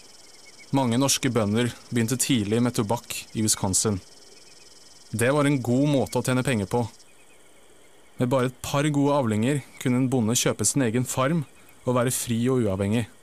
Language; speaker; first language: Norwegian; native; Norwegian